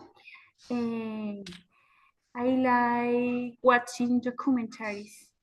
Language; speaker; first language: English; non-native, learner; Spanish